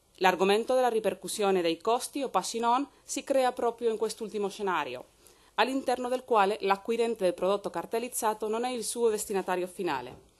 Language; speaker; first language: Italian; non-native, fluent; Spanish